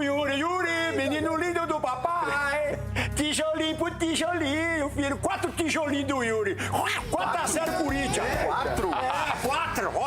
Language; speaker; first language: Portuguese; native; Portuguese